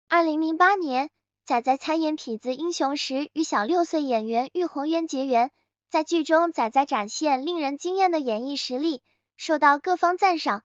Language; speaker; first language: Chinese; native; Chinese